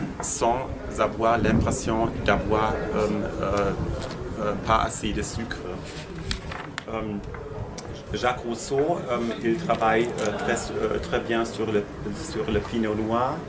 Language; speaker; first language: French; non-native, fluent; German